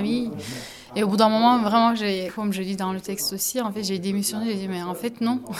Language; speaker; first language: French; non-native, fluent; Turkish